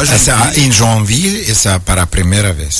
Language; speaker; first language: Portuguese; non-native, learner; Ukrainian